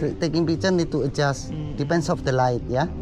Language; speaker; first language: English; non-native, learner; Indonesian